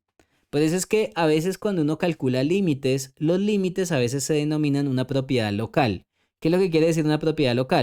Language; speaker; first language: Spanish; native; Spanish